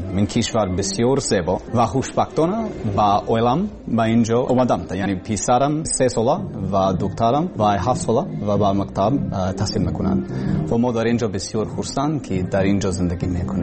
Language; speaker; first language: Persian; non-native, learner; English